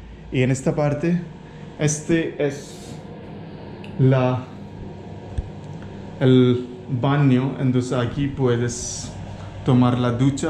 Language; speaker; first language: Spanish; non-native, learner; Hindi